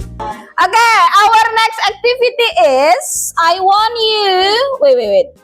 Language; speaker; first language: English; non-native, fluent; Indonesian